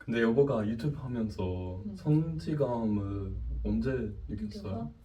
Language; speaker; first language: Korean; non-native, fluent; English